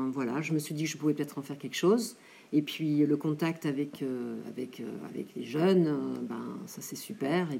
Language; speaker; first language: French; early bilingual, other home language; English